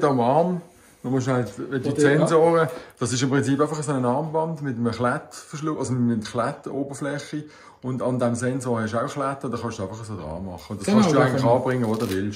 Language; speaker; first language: German; native; German